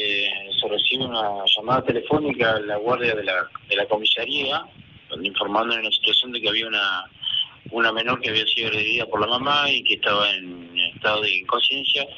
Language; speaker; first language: Spanish; native; Spanish